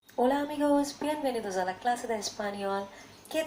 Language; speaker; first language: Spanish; non-native, learner; Bangla